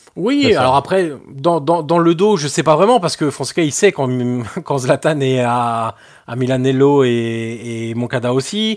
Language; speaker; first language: French; native; French